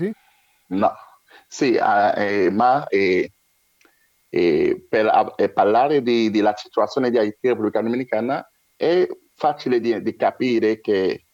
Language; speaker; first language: Italian; non-native, learner; French